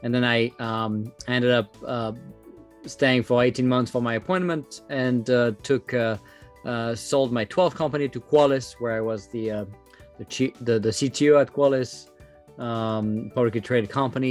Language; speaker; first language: English; non-native, fluent; French